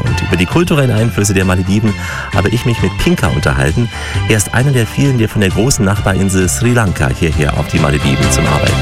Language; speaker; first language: German; native; German